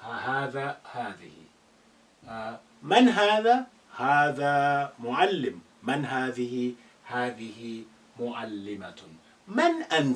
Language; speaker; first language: Arabic; non-native, fluent; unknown